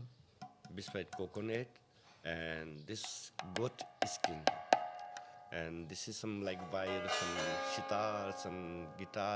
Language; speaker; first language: English; non-native, learner; Hindi